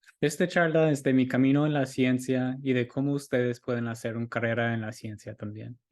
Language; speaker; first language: Spanish; early bilingual, heritage; Spanish